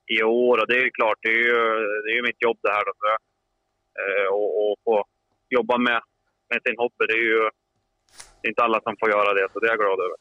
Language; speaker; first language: Swedish; native; Swedish